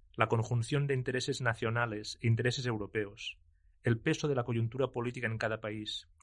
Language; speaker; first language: Spanish; non-native, local second language; Catalan